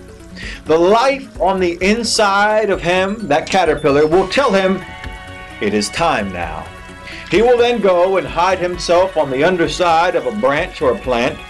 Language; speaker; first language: English; native; English